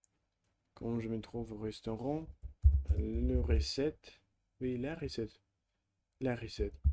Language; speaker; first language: French; non-native, learner; Russian